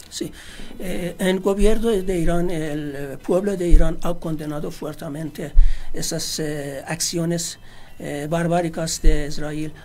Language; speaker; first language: Spanish; non-native, fluent; Persian